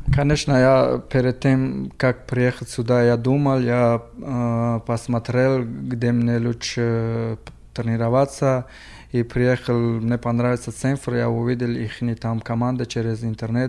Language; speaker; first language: Russian; non-native, fluent; Tajik